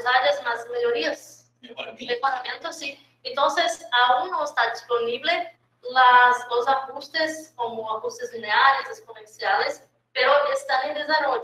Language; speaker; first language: Spanish; non-native, fluent; Portuguese